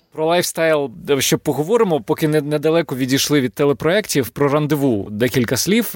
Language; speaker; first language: Ukrainian; native; Ukrainian